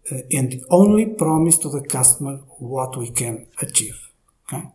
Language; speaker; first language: English; non-native, fluent; Portuguese